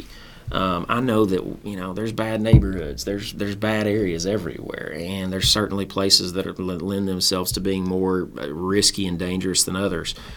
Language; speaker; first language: English; native; English